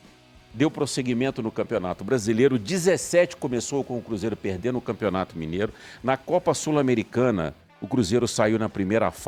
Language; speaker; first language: Portuguese; native; Portuguese